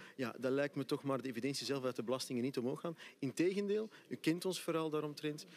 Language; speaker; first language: Dutch; native; Dutch